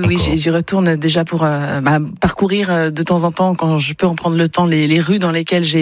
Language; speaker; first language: French; native; French